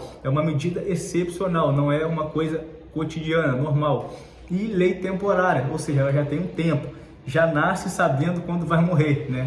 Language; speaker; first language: Portuguese; native; Portuguese